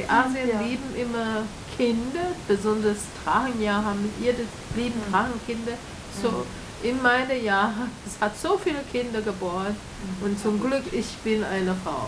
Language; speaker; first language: German; non-native, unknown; Chinese